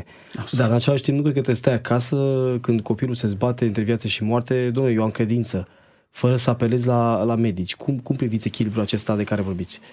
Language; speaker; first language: Romanian; native; Romanian